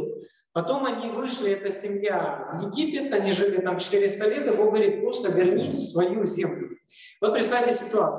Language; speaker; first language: Russian; native; Russian